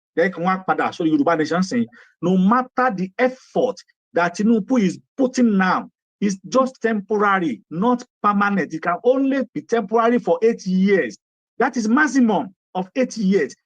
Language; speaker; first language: English; non-native, local second language; Yoruba